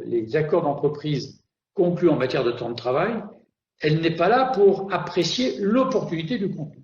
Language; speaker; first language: French; native; French